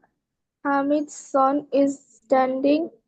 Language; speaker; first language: English; non-native, learner; Bangla